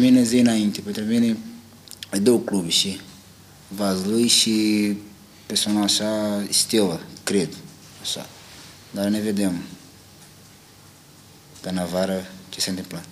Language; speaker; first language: Romanian; non-native, learner; Portuguese